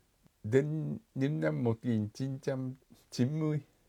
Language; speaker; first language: Vietnamese; non-native, fluent; Japanese